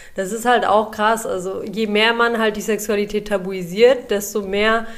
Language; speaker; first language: German; early bilingual, other home language; Urdu